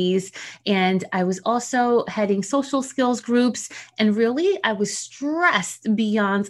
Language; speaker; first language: English; early bilingual, other home language; Spanish